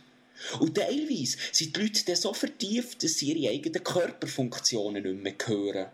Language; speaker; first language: German; native; German